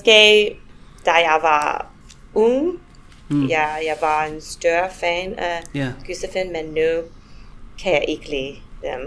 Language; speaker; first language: Danish; non-native, fluent; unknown